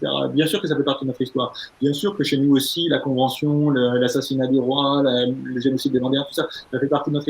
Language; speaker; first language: French; native; French